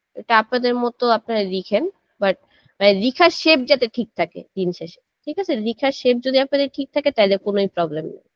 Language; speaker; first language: Bangla; early bilingual, heritage; Japanese